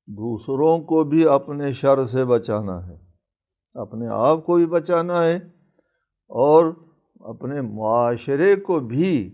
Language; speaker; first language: Urdu; non-native, local second language; Balti